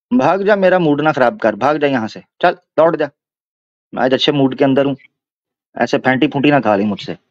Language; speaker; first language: Urdu; non-native, local second language; Punjabi